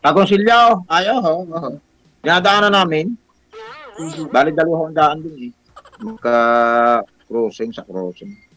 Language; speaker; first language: Filipino; native; Filipino